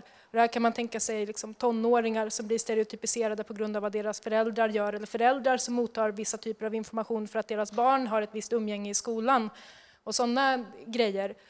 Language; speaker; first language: Swedish; native; Swedish